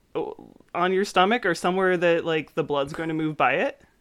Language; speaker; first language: English; native; English